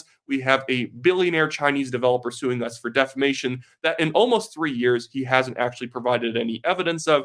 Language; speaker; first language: English; native; English